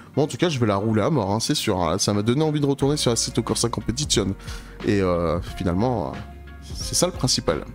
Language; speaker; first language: French; native; French